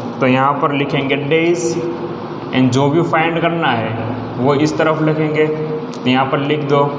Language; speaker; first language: Hindi; non-native, local second language; Gujarati